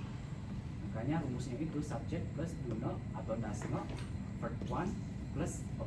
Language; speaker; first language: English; non-native, fluent; Indonesian